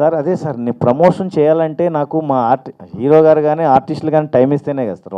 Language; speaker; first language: Telugu; native; Telugu